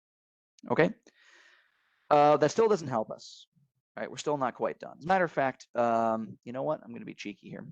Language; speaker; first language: English; native; English